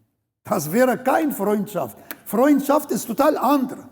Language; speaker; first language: German; non-native, learner; Arabic